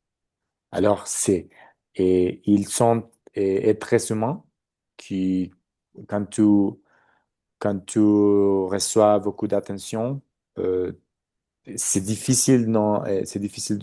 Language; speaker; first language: French; non-native, learner; Spanish